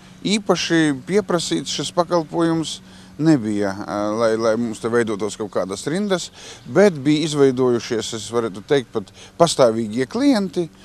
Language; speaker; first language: Latvian; native; Latvian